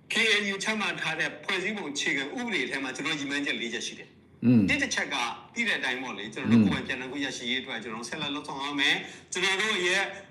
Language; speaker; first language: Burmese; non-native, local second language; S'gaw Karen